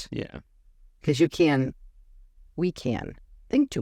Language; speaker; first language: English; native; English